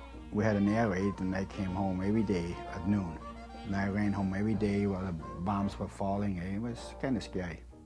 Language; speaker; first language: English; non-native, fluent; German